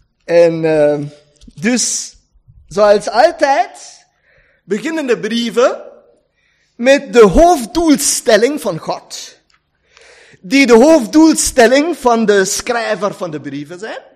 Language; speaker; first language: Dutch; non-native, learner; German